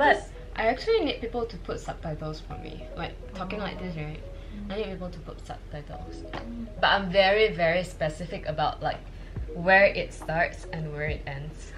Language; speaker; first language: English; non-native, fluent; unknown